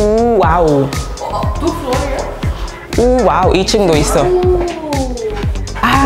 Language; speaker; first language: Korean; non-native, fluent; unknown